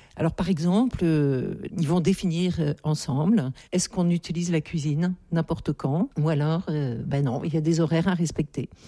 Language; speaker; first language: French; native; French